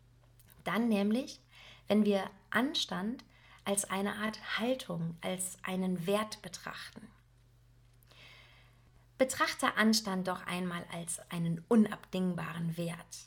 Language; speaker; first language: German; native; German